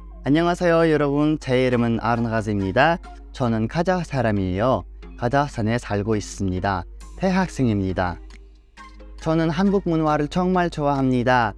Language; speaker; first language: Korean; non-native, learner; Kazakh